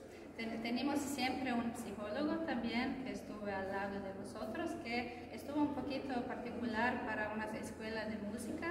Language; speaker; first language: Spanish; non-native, fluent; Croatian